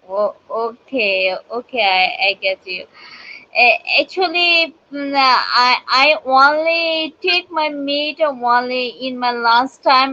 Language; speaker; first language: English; non-native, learner; Bangla